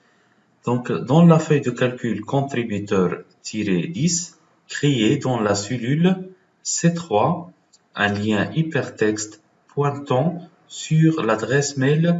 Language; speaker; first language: French; non-native, local second language; Arabic